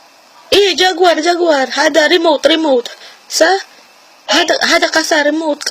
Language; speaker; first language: Arabic; non-native, learner; Filipino